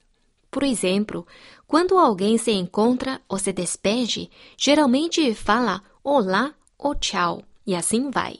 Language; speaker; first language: Portuguese; non-native, fluent; Chinese